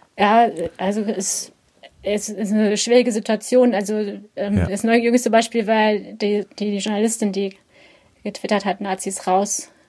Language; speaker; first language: German; native; German